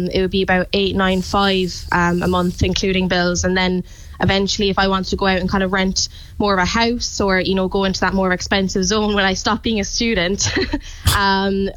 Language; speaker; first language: English; native; English